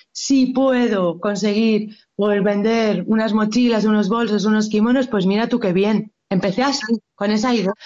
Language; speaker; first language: Spanish; native; Spanish